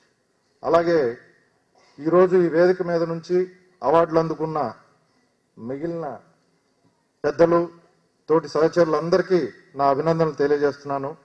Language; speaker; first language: Telugu; native; Telugu